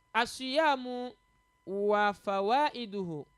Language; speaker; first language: Arabic; non-native, fluent; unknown